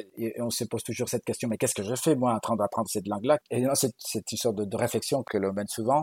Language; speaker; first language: French; non-native, fluent; Galician